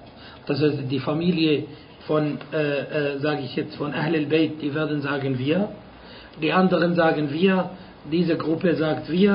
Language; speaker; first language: German; non-native, fluent; Arabic